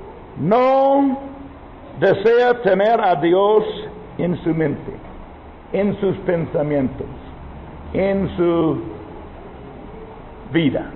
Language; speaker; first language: Spanish; non-native, learner; English